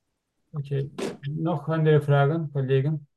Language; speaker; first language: German; non-native, learner; Turkish